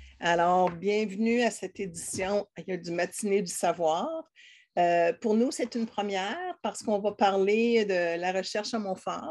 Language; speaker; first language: French; native; French